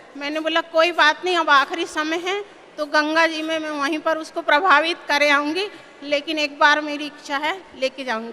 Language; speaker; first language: Hindi; native; Hindi